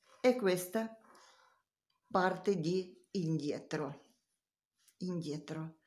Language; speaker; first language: Italian; non-native, learner; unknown